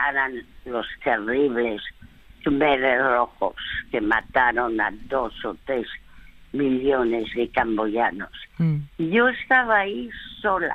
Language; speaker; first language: Spanish; early bilingual, other home language; French